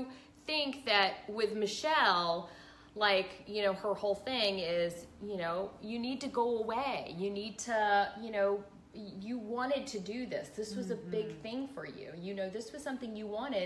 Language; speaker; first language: English; native; English